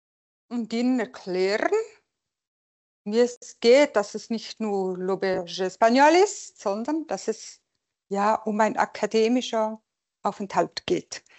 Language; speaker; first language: German; non-native, local second language; French